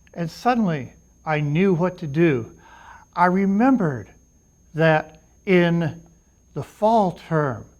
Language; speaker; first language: English; native; English